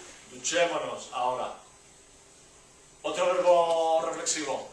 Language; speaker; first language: Spanish; non-native, learner; English